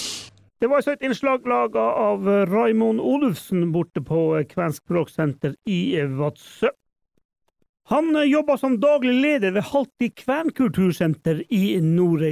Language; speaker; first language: Norwegian; native; Norwegian